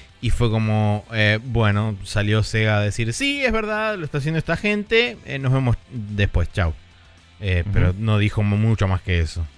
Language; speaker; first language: Spanish; native; Spanish